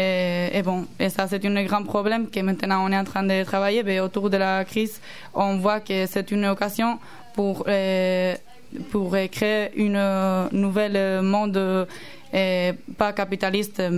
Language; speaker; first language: French; non-native, learner; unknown